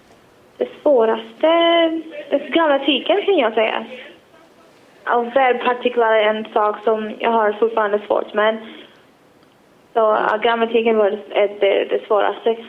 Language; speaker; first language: Swedish; non-native, fluent; Wolof